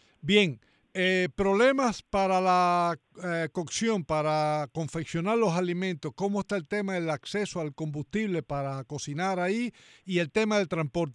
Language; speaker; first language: Spanish; native; Spanish